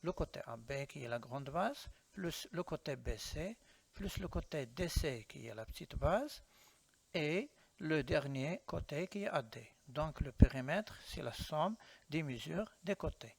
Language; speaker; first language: French; non-native, local second language; Arabic